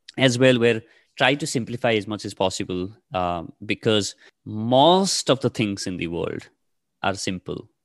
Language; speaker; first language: English; non-native, local second language; Nepali